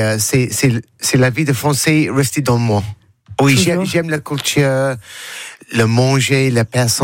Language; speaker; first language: French; non-native, learner; English